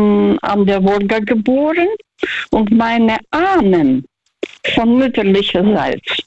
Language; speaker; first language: German; non-native, fluent; Russian